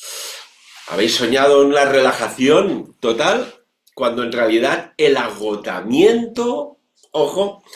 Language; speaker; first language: Spanish; non-native, local second language; Catalan